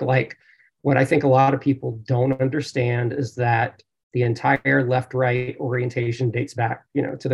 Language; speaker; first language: English; native; English